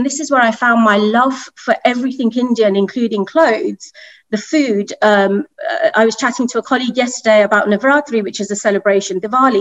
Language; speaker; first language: English; native; English